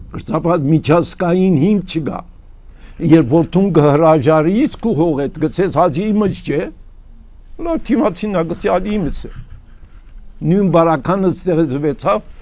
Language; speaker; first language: Armenian; early bilingual, heritage; Armenian